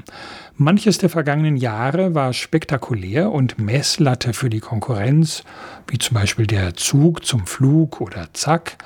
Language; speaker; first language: German; native; German